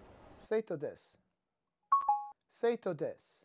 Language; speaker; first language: Japanese; non-native, learner; English